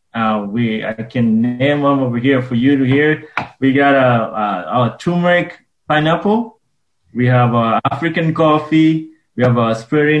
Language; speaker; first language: English; non-native, local second language; Ganda